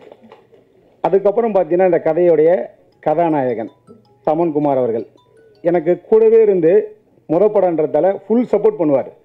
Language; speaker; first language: Tamil; native; Tamil